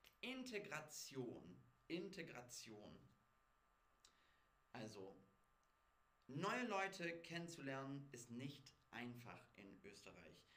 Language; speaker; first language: German; non-native, fluent; English